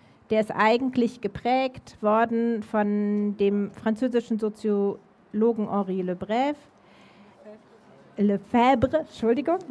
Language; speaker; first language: German; native; German